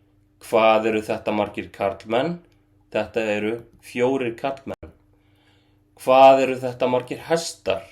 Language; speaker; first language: Icelandic; non-native, fluent; Arabic